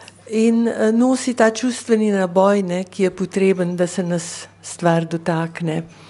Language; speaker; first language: Slovenian; native; Slovenian